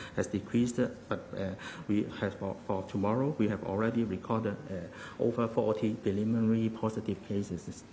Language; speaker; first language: English; non-native, local second language; Cantonese